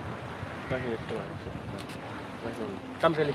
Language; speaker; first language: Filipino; non-native, learner; Indonesian